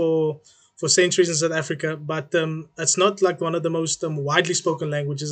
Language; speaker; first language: English; non-native, local second language; Afrikaans